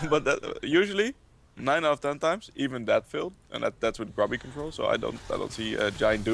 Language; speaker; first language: English; non-native, fluent; Dutch